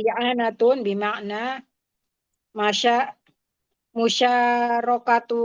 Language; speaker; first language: Arabic; non-native, learner; Indonesian